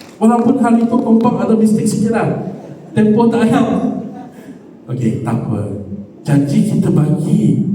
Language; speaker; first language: Malay; non-native, local second language; Chinese